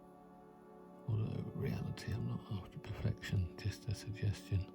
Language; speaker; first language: English; native; English